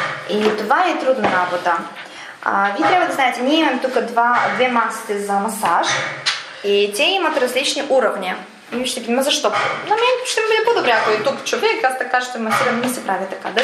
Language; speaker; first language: Bulgarian; non-native, learner; Russian